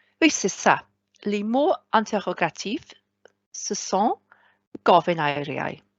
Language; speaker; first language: French; non-native, fluent; Welsh